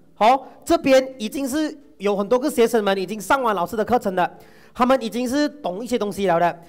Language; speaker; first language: Chinese; non-native, local second language; Tamil